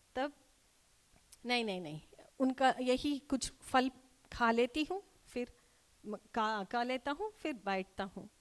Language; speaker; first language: Hindi; non-native, local second language; Kannada